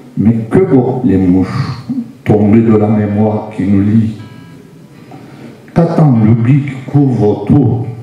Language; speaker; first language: French; non-native, fluent; Turkish